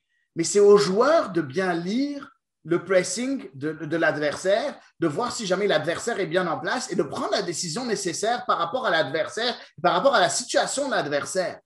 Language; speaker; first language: French; native; French